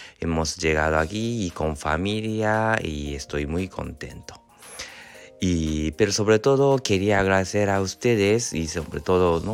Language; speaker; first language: Spanish; non-native, learner; Japanese